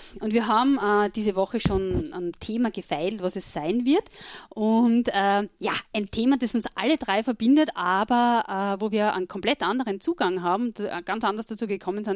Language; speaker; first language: German; native; German